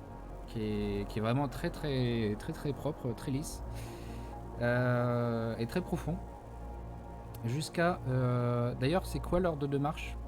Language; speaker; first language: French; native; French